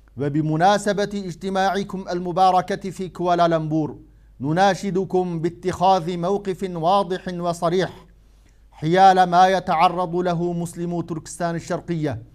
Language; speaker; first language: Arabic; non-native, fluent; Uyghur